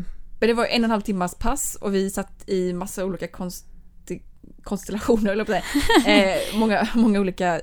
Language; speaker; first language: Swedish; native; Swedish